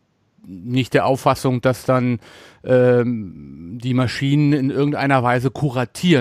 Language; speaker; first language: German; native; German